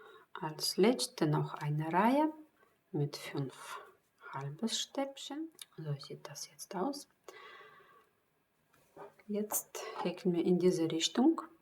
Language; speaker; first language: German; non-native, fluent; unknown